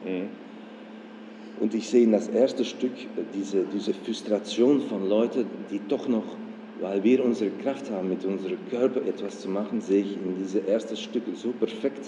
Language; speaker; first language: German; non-native, fluent; Dutch